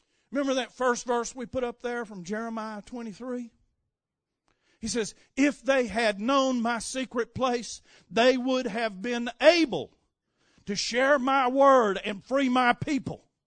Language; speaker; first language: English; native; English